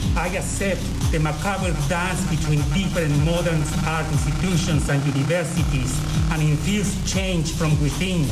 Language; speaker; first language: English; non-native, fluent; Spanish